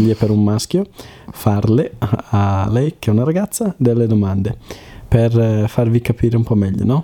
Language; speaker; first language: Italian; native; Italian